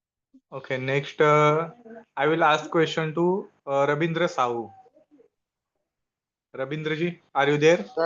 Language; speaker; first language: English; non-native, learner; Hindi